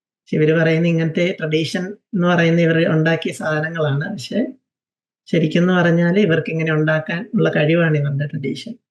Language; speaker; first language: Malayalam; native; Malayalam